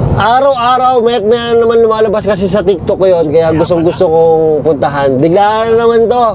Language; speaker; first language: Filipino; native; Filipino